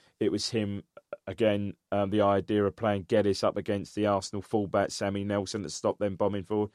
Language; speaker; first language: English; native; English